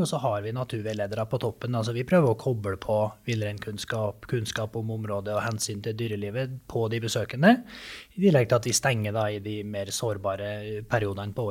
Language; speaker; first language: Norwegian; native; Norwegian